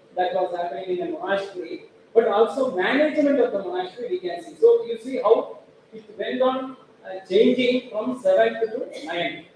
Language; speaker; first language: English; non-native, local second language; Malayalam